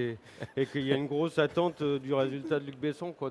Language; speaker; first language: French; native; French